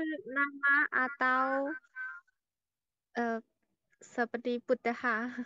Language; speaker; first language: Indonesian; non-native, learner; Chinese